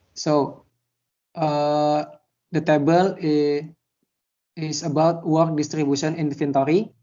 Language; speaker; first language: English; non-native, learner; Indonesian